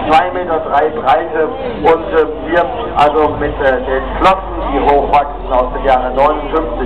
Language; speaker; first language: German; native; German